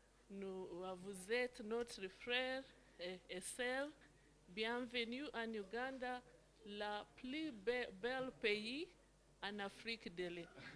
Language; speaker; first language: French; non-native, learner; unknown